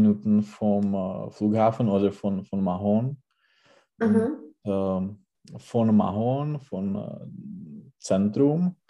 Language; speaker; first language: German; non-native, learner; Czech